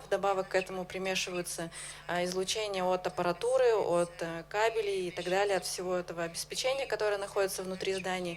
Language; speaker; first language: Russian; native; Russian